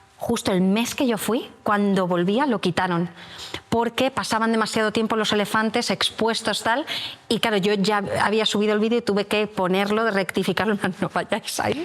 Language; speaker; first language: Spanish; native; Spanish